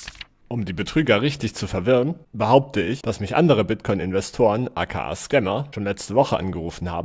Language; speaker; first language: German; native; German